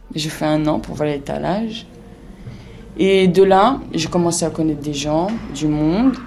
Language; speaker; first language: French; native; French